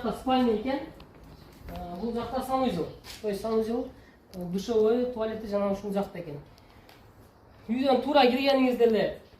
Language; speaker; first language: Kyrgyz; non-native, local second language; Uzbek